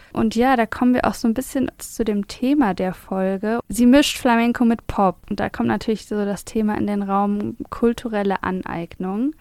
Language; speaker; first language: German; native; German